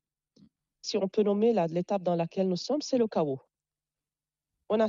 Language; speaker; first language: French; non-native, local second language; Arabic